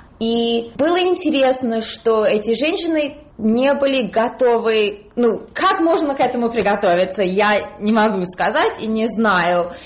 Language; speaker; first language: Russian; early bilingual, heritage; Russian